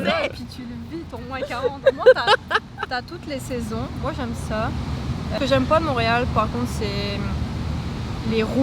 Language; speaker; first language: French; native; French